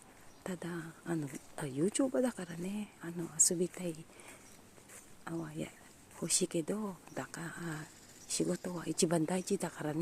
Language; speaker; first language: Japanese; non-native, learner; Filipino